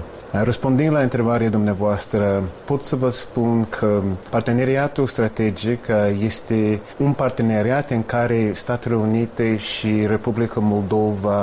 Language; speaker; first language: Romanian; non-native, fluent; English